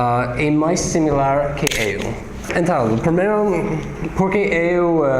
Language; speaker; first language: Portuguese; non-native, learner; English